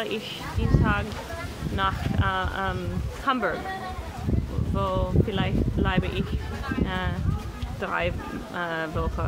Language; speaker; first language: German; non-native, learner; English